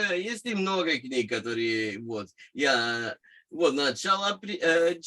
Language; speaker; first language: Russian; non-native, fluent; English